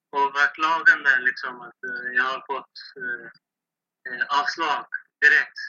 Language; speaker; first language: Swedish; non-native, fluent; Persian